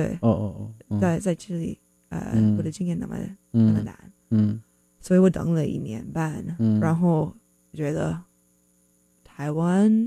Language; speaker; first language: Chinese; non-native, fluent; English